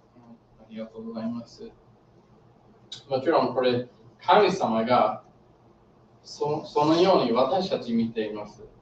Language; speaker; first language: Japanese; non-native, learner; English